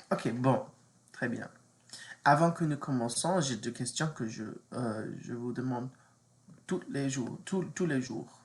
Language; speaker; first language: French; non-native, fluent; English